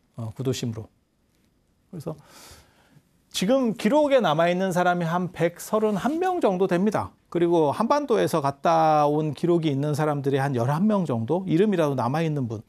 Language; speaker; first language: Korean; native; Korean